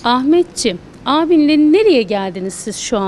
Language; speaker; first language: Turkish; native; Turkish